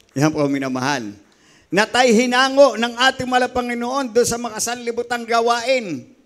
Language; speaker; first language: Filipino; native; Filipino